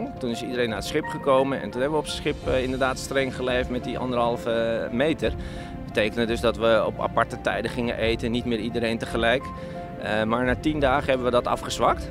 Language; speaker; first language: Dutch; native; Dutch